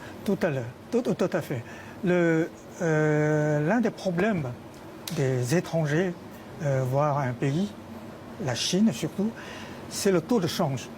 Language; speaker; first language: French; non-native, fluent; Chinese